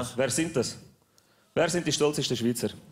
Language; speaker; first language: German; early bilingual, other home language; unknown